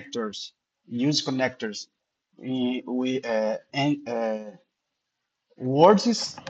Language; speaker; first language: English; non-native, learner; Portuguese